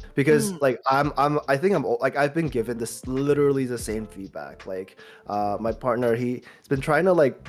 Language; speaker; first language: English; early bilingual, other home language; Chinese